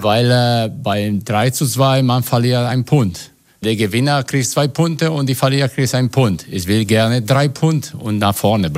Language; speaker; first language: German; non-native, fluent; Italian